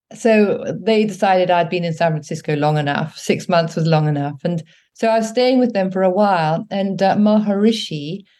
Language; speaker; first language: English; native; English